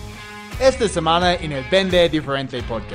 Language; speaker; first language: Spanish; non-native, fluent; English